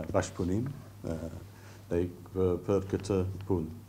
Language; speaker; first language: Albanian; non-native, learner; English